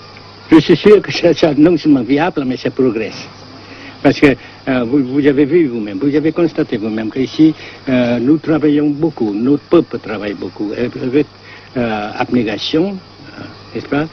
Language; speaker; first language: French; non-native, local second language; Vietnamese